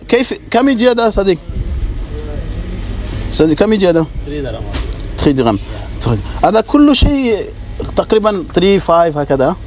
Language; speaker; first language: Arabic; non-native, learner; French